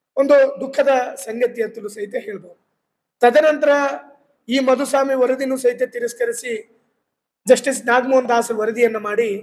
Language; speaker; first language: Kannada; non-native, local second language; Lambadi